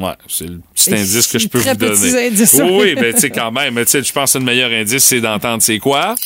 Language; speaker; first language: French; native; French